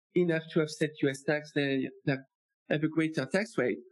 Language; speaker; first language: English; non-native, fluent; French